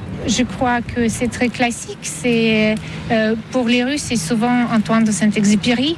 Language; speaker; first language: French; non-native, fluent; Russian